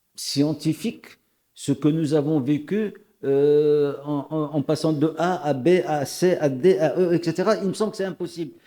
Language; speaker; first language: French; non-native, local second language; Arabic